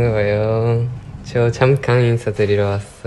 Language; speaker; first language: Korean; non-native, learner; Japanese